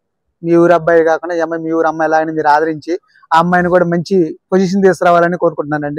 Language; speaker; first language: Telugu; native; Telugu